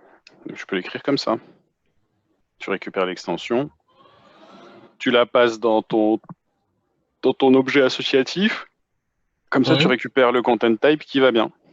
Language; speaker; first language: French; native; French